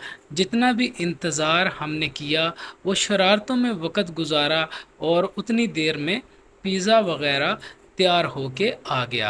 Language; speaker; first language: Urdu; non-native, local second language; Punjabi